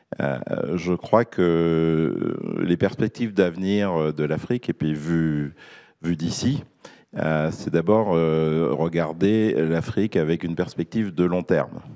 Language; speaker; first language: French; native; French